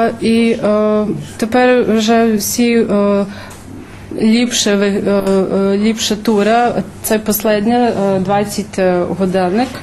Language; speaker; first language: Ukrainian; early bilingual, heritage; Ukrainian